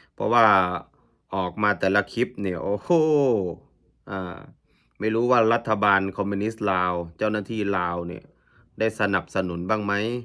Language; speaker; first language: Thai; native; Thai